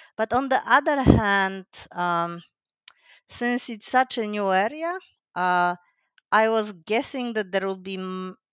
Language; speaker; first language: English; non-native, fluent; Polish